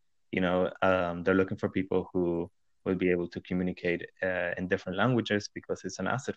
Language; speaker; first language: English; non-native, fluent; Spanish